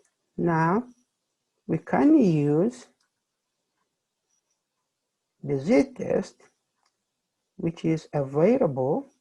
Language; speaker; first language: English; non-native, fluent; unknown